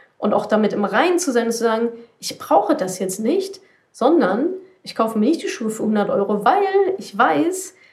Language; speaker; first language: German; native; German